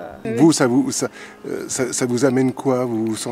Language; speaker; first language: French; native; French